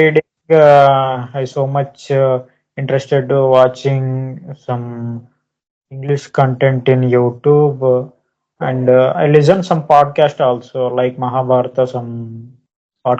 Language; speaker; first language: English; non-native, learner; Telugu